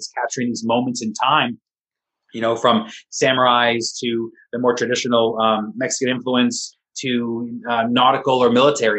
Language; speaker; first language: English; native; English